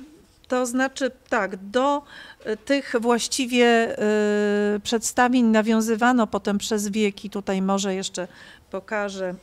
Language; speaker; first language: Polish; native; Polish